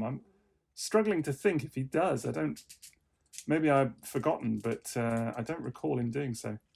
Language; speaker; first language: English; native; English